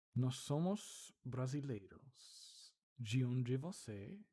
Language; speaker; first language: Portuguese; non-native, learner; Spanish